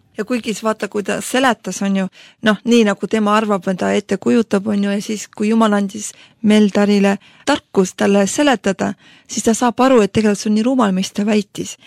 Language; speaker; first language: Estonian; non-native, local second language; Russian